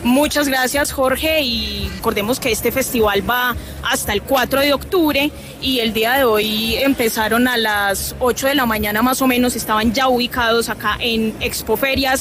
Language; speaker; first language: Spanish; native; Spanish